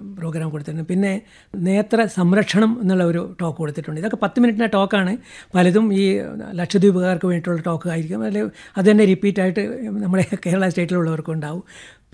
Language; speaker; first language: Malayalam; non-native, local second language; Kannada